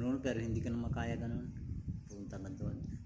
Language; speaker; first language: Filipino; non-native, learner; Punjabi